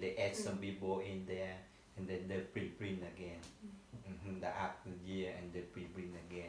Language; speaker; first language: English; non-native, learner; Vietnamese